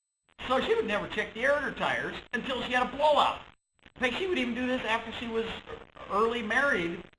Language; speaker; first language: English; native; English